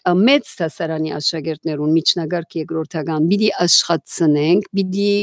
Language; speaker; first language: Armenian; native; Armenian